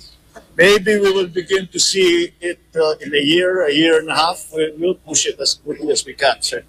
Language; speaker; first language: English; non-native, local second language; Filipino